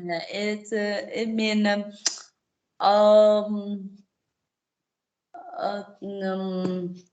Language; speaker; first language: English; non-native, learner; Vietnamese